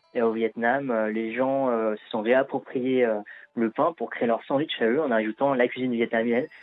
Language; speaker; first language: French; native; French